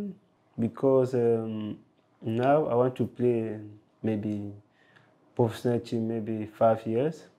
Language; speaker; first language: English; non-native, local second language; French